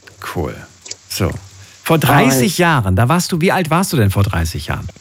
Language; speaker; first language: German; native; German